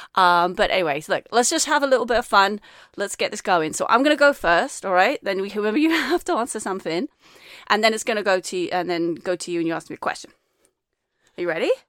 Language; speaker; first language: English; native; English